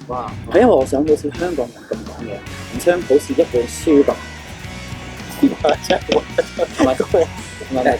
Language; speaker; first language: Cantonese; non-native, fluent; English